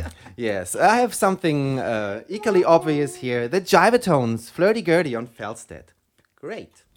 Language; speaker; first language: English; non-native, fluent; German